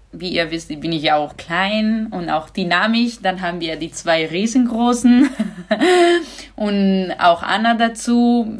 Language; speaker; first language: German; non-native, fluent; Spanish